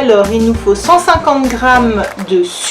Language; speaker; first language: French; native; French